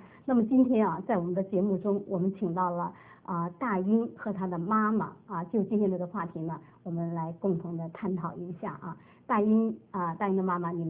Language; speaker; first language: Chinese; native; Chinese